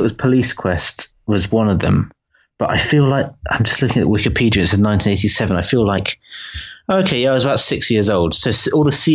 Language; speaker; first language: English; native; English